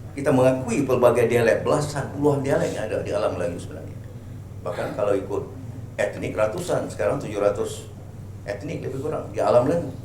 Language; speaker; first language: Malay; native; Malay